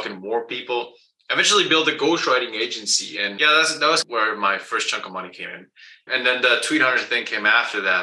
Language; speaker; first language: English; non-native, fluent; Spanish